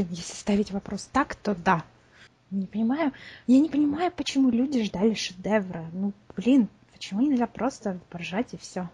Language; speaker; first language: Russian; native; Russian